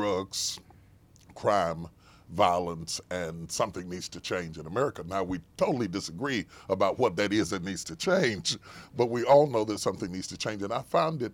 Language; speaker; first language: English; native; English